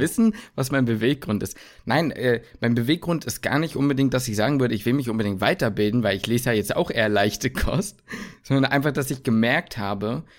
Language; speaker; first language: German; native; German